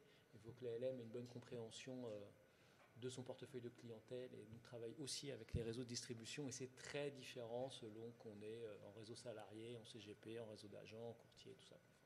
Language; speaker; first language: French; native; French